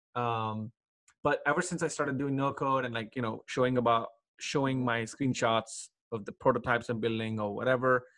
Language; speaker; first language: English; non-native, local second language; Telugu